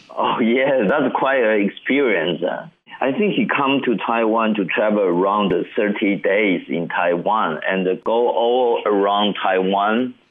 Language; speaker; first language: English; non-native, learner; Chinese